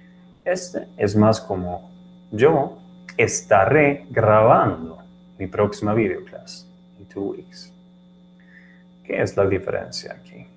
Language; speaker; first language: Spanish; non-native, learner; English